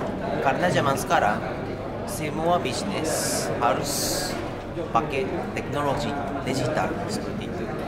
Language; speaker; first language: Indonesian; non-native, fluent; Japanese